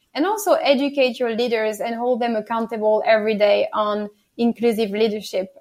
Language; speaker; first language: English; non-native, fluent; French